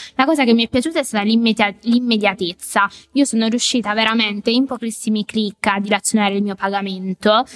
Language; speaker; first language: Italian; native; Italian